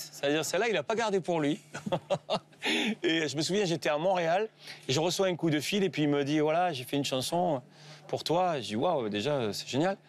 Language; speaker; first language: French; native; French